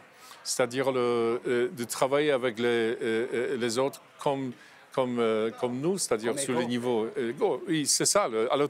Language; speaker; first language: French; non-native, fluent; Polish